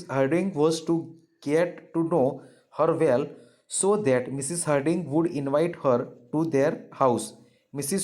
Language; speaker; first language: English; non-native, local second language; Gujarati